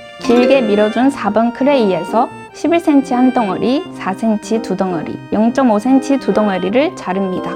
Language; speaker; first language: Korean; non-native, fluent; Chinese